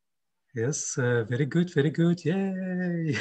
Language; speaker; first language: English; non-native, fluent; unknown